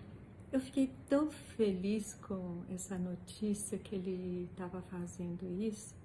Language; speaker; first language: Portuguese; non-native, fluent; Persian